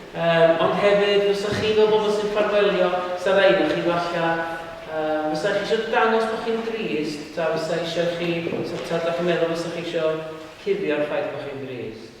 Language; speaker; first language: Welsh; native; Welsh